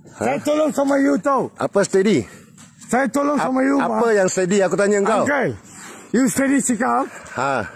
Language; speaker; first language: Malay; non-native, local second language; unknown